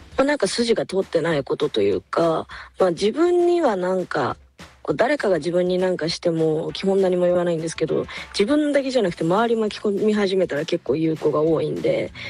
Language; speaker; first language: Japanese; native; Japanese